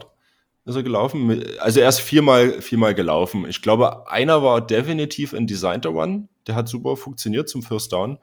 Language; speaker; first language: German; native; German